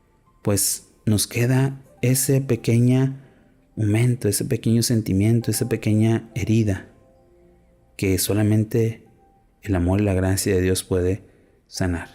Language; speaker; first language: Spanish; native; Spanish